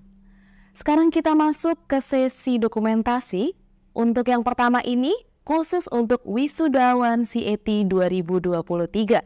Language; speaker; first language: Indonesian; native; Indonesian